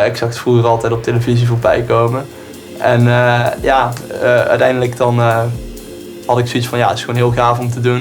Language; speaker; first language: Dutch; native; Dutch